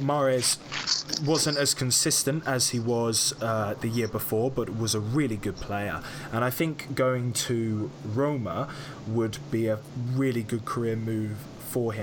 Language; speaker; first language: English; native; English